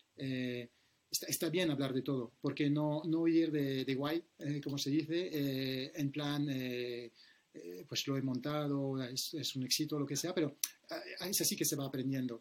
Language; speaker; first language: Spanish; non-native, fluent; French